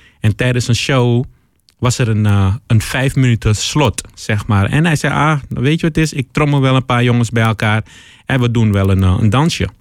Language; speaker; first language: Dutch; early bilingual, other home language; Papiamento